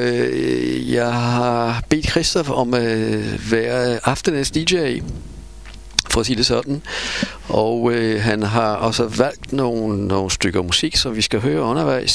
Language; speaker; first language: Danish; non-native, fluent; Polish